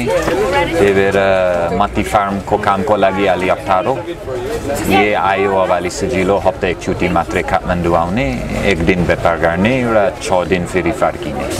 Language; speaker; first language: Nepali; non-native, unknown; English